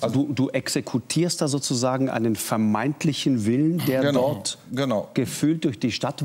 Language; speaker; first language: German; native; German